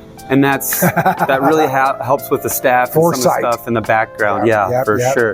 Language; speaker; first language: English; native; English